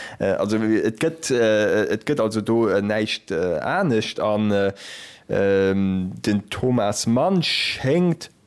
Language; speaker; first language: Luxembourgish; native; Luxembourgish